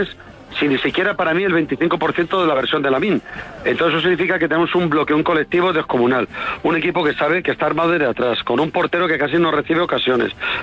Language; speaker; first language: Spanish; native; Spanish